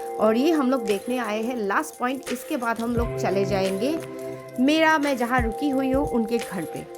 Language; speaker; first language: Hindi; non-native, local second language; Assamese